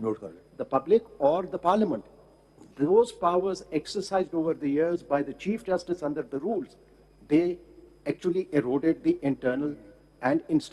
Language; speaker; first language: English; non-native, local second language; Urdu